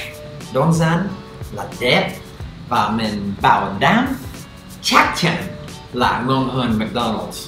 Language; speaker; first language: Vietnamese; non-native, fluent; English